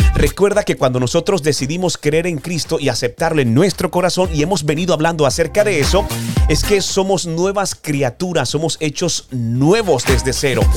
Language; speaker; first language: Spanish; native; Spanish